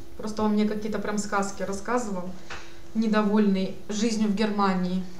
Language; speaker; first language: Russian; native; Russian